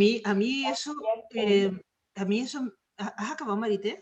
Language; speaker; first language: Spanish; native; Spanish